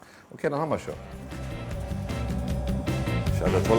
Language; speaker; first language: German; native; German